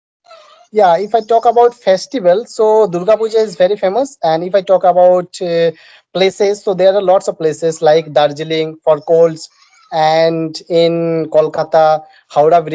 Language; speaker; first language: English; non-native, learner; Bangla